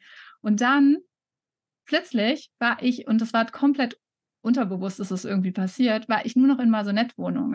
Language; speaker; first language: German; native; German